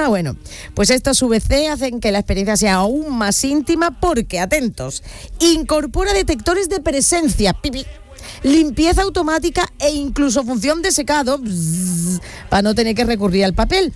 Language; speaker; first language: Spanish; native; Spanish